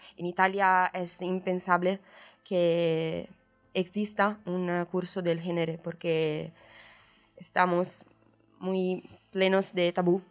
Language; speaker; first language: Spanish; non-native, learner; Italian